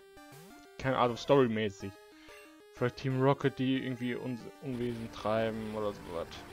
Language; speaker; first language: German; native; German